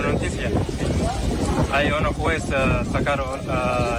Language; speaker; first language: Spanish; non-native, learner; Arabic